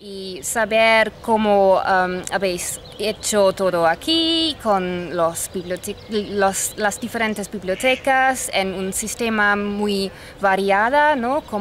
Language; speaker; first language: Spanish; non-native, fluent; English